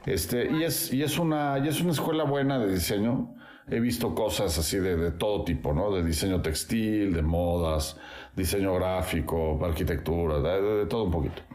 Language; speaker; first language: Spanish; native; Spanish